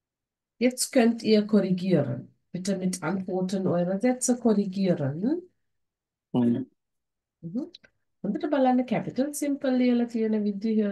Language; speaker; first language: German; non-native, fluent; Sinhala